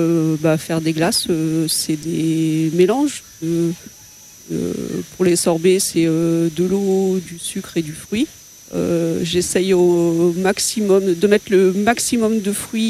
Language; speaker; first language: French; native; French